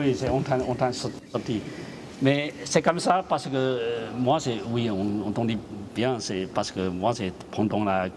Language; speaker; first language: French; non-native, learner; Chinese